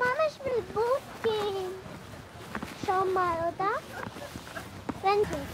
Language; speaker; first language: German; early bilingual, other home language; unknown